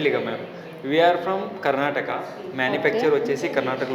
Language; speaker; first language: Telugu; non-native, local second language; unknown